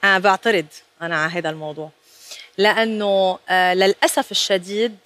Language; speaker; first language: Arabic; native; Arabic